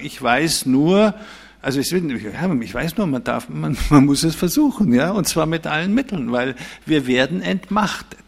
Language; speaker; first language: German; native; German